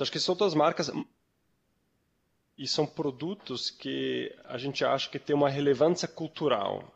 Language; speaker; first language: Portuguese; non-native, fluent; Swiss German